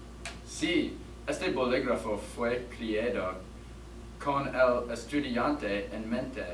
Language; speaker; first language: Spanish; non-native, learner; English